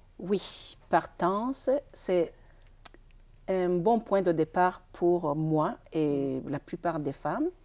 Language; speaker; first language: French; non-native, local second language; Kinyarwanda